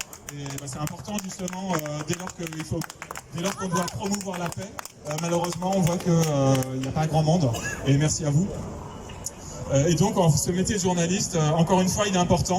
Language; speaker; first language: French; native; French